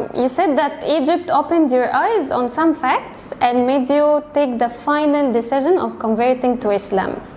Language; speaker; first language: English; non-native, fluent; Arabic